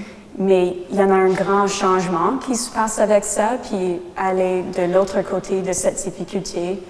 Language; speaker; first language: French; non-native, local second language; English